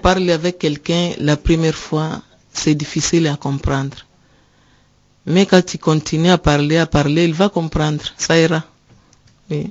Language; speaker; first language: French; non-native, learner; Rundi